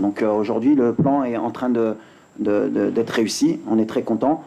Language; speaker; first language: French; native; French